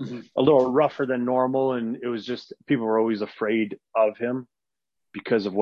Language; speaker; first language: English; non-native, fluent; Arabic